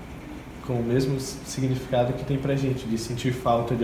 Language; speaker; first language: Portuguese; native; Portuguese